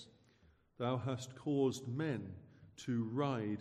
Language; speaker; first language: English; native; English